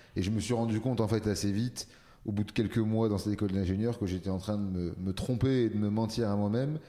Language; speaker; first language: French; native; French